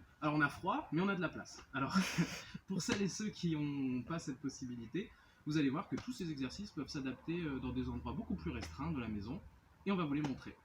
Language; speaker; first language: French; native; French